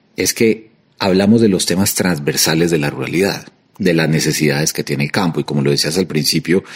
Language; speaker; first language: Spanish; native; Spanish